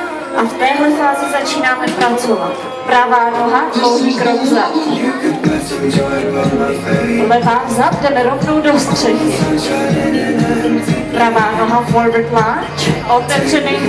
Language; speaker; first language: Czech; native; Czech